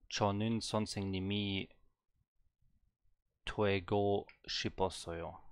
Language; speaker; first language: Korean; non-native, learner; German